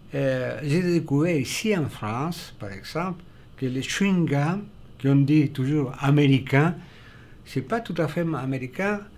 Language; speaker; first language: French; non-native, fluent; Spanish